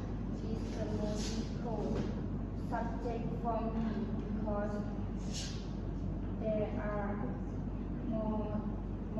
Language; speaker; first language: English; non-native, learner; Lao